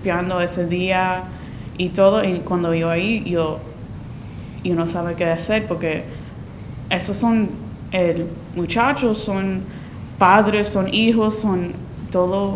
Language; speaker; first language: Spanish; early bilingual, heritage; Spanish